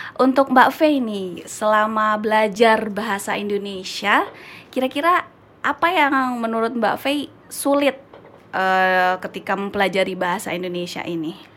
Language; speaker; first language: Indonesian; native; Indonesian